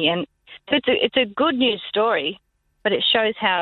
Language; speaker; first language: English; native; English